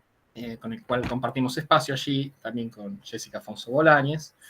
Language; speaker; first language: Spanish; native; Spanish